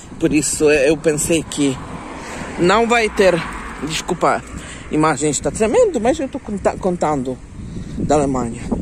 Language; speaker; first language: Portuguese; non-native, fluent; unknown